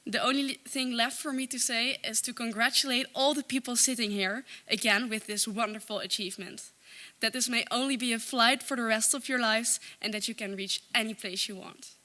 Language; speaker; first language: English; non-native, fluent; Dutch